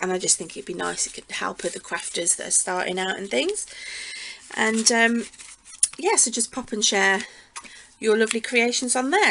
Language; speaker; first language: English; native; English